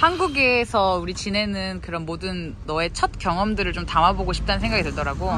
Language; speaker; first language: Korean; native; Korean